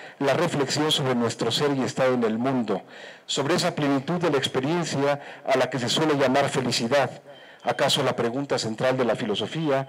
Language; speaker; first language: Spanish; native; Spanish